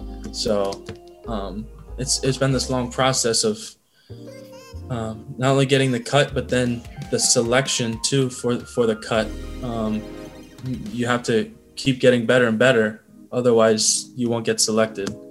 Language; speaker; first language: English; native; English